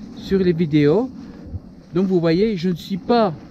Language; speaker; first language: French; native; French